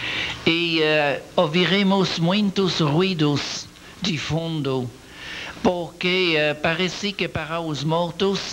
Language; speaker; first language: Portuguese; non-native, learner; French